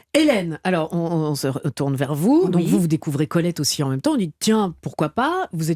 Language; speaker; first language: French; native; French